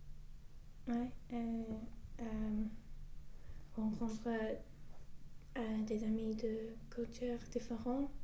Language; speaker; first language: French; non-native, learner; English